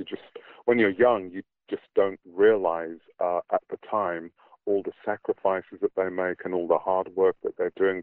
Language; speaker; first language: English; native; English